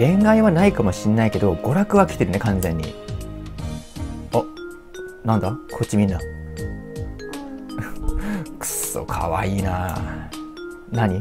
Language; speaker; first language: Japanese; native; Japanese